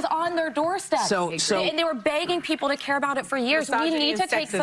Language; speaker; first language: English; native; English